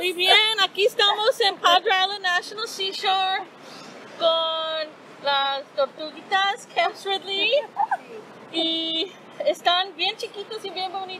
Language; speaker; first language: Spanish; early bilingual, other home language; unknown